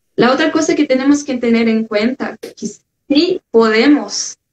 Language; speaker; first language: Spanish; non-native, fluent; Portuguese